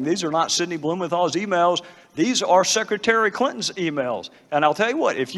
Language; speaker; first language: English; native; English